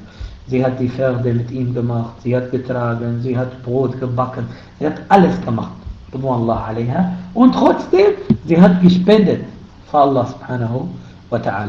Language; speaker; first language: German; non-native, fluent; Arabic